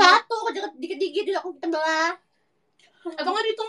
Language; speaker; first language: Indonesian; native; Indonesian